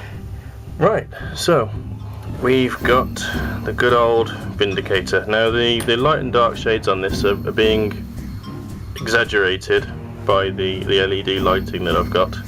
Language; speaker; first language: English; native; English